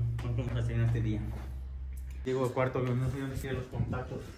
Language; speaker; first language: Spanish; native; Spanish